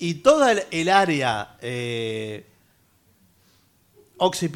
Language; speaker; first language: Spanish; native; Spanish